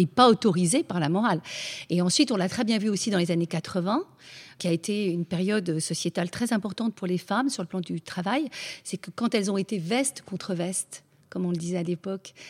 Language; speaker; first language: French; native; French